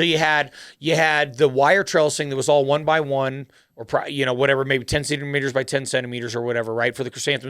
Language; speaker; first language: English; native; English